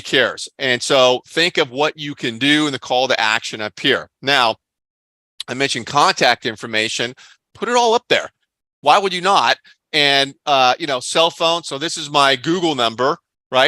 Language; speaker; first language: English; native; English